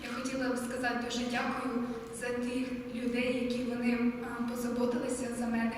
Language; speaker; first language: Ukrainian; early bilingual, heritage; Ukrainian